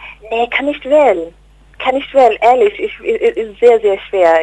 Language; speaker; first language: German; non-native, learner; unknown